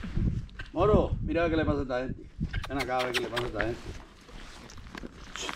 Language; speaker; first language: Spanish; native; Spanish